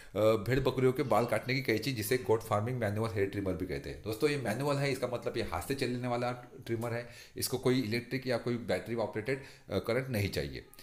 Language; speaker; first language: Hindi; non-native, local second language; Marathi